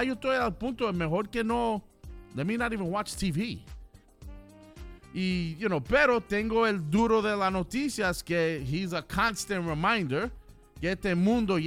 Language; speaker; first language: Spanish; early bilingual, heritage; Spanish